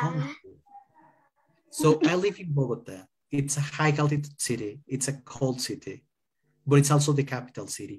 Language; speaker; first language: English; non-native, fluent; Spanish